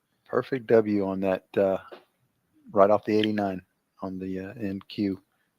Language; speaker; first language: English; native; English